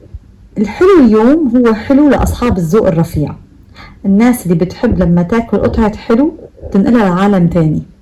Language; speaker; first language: Arabic; native; Arabic